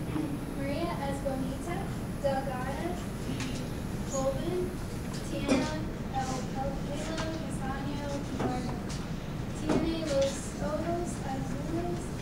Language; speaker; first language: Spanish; non-native, learner; English